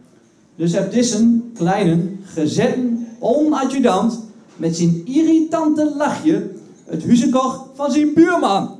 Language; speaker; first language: Dutch; native; Dutch